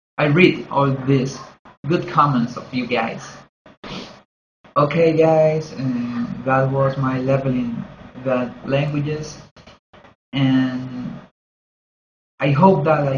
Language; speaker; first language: English; non-native, learner; Spanish